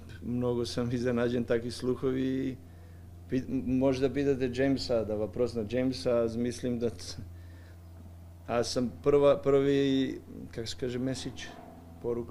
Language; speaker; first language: Bulgarian; non-native, learner; Serbian